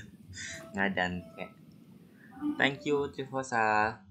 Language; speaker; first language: English; non-native, learner; Indonesian